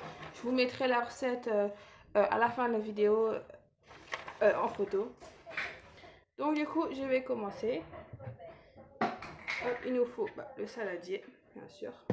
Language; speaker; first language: French; native; French